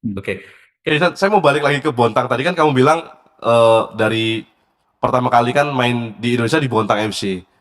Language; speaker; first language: Indonesian; native; Indonesian